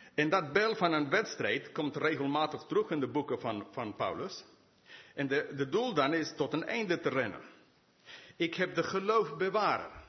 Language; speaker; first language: Dutch; non-native, fluent; English